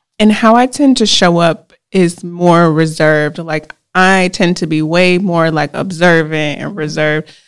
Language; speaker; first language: English; native; English